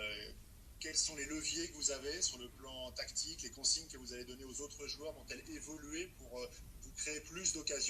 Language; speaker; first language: French; native; French